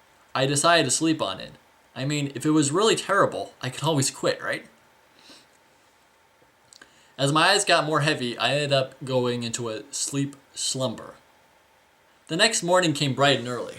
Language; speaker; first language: English; native; English